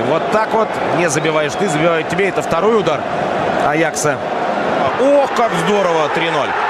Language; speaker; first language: Russian; native; Russian